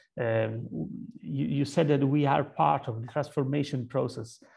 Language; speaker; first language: English; non-native, fluent; Italian